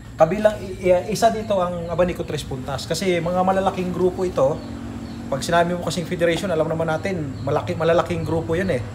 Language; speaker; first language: Filipino; non-native, local second language; Hiligaynon